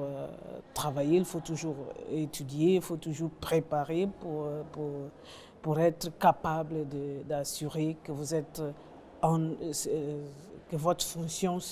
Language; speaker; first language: French; non-native, learner; Portuguese